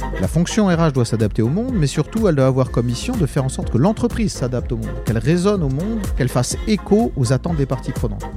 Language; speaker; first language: French; native; French